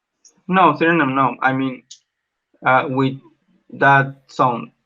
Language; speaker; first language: English; non-native, learner; Spanish